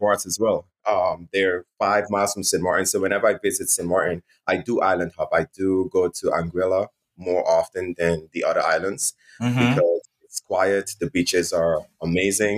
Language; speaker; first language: English; non-native, fluent; Dutch